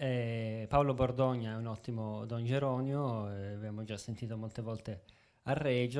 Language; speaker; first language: Italian; native; Italian